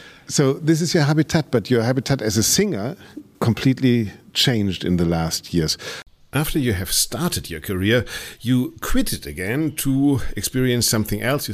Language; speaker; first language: English; non-native, fluent; German